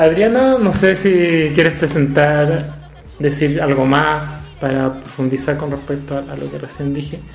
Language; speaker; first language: Spanish; native; Spanish